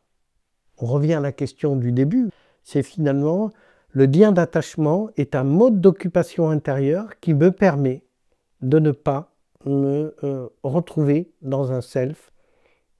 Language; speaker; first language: French; native; French